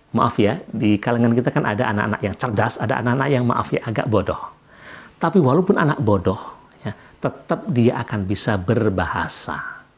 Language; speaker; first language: Indonesian; non-native, local second language; Javanese